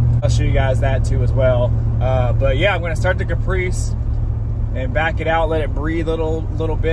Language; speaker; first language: English; native; English